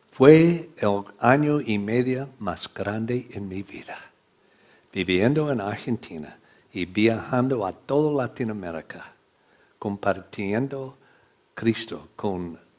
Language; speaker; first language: Spanish; non-native, learner; English